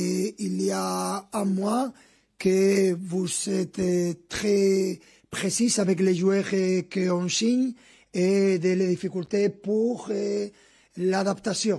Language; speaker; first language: French; non-native, fluent; Spanish